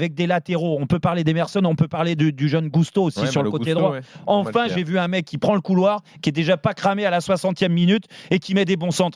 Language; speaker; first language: French; native; French